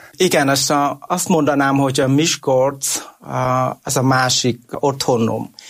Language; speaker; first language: Hungarian; non-native, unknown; Vietnamese